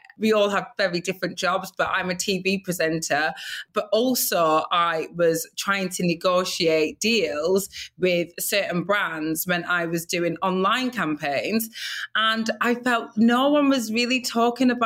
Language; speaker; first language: English; native; English